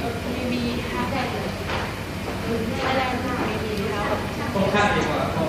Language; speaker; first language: English; non-native, learner; Thai